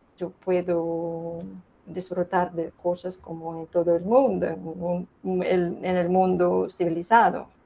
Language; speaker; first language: Spanish; non-native, learner; Russian